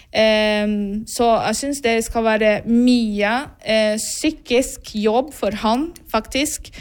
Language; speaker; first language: Norwegian; non-native, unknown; Portuguese